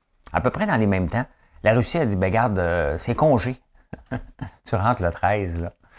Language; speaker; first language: French; native; French